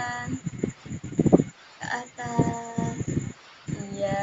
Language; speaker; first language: Indonesian; native; Indonesian